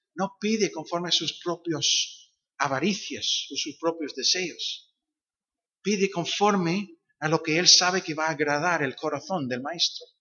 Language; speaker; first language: Spanish; non-native, fluent; English